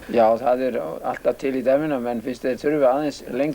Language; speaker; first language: Icelandic; native; Icelandic